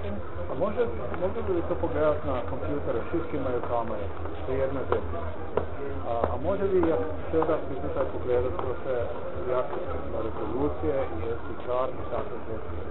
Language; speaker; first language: Polish; non-native, learner; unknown